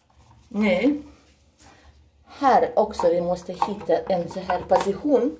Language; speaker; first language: Swedish; non-native, learner; Russian